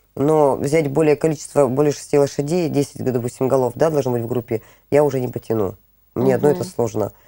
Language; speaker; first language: Russian; native; Russian